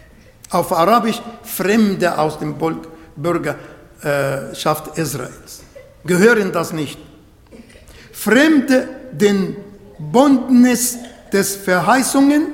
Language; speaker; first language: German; non-native, fluent; Arabic